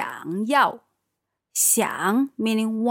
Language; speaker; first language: English; non-native, fluent; Chinese